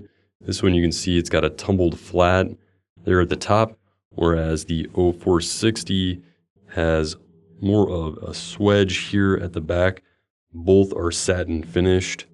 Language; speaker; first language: English; native; English